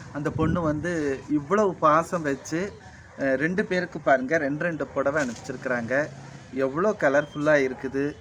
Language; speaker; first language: Tamil; native; Tamil